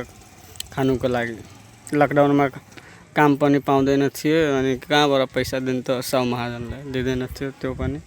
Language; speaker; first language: Nepali; non-native, local second language; Bhojpuri